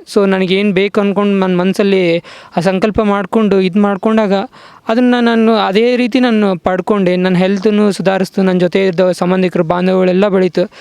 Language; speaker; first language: Kannada; native; Kannada